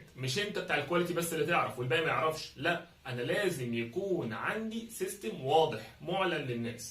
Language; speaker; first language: Arabic; native; Arabic